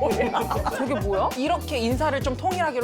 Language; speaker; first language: Korean; native; Korean